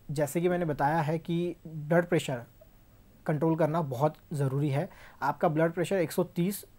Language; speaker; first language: Hindi; native; Hindi